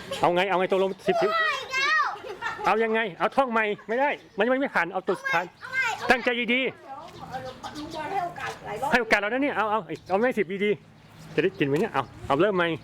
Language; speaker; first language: Thai; native; Thai